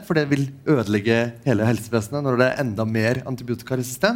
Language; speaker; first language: Norwegian; non-native, fluent; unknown